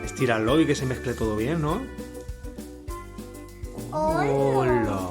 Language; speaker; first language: Spanish; native; Spanish